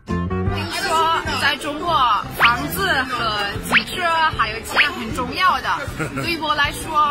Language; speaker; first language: Chinese; non-native, fluent; Hungarian